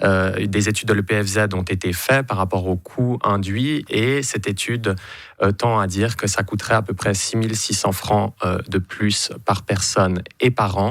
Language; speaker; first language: French; native; French